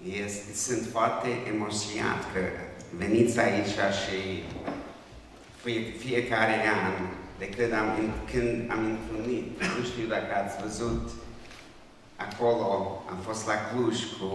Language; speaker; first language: Romanian; non-native, local second language; Hungarian